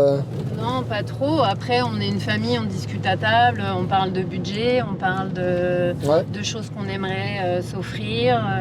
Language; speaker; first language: French; native; French